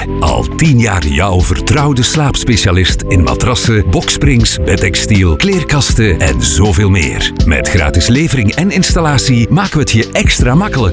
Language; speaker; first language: Dutch; native; Dutch